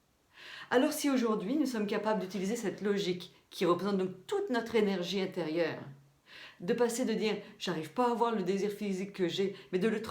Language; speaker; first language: French; native; French